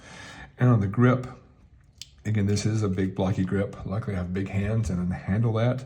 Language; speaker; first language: English; native; English